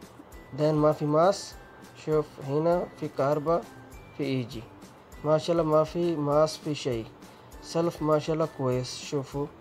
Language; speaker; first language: Arabic; non-native, learner; Urdu